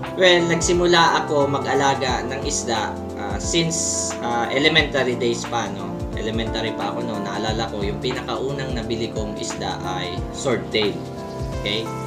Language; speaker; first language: Filipino; non-native, local second language; Bikol